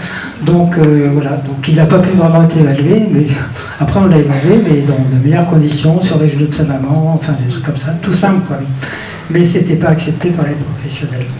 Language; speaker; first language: French; native; French